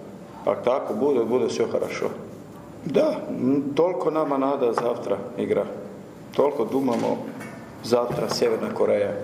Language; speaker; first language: Russian; non-native, learner; Croatian